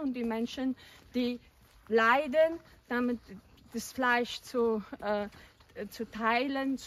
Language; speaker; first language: German; non-native, fluent; Polish